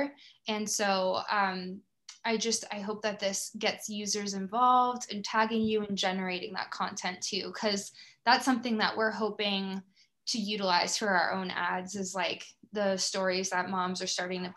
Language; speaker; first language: English; native; English